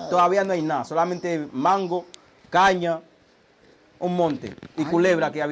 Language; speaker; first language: Spanish; early bilingual, other home language; Haitian Creole